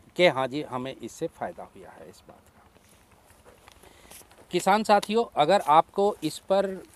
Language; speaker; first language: Hindi; native; Hindi